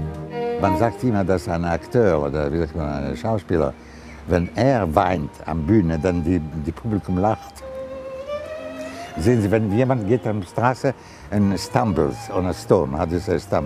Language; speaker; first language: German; non-native, learner; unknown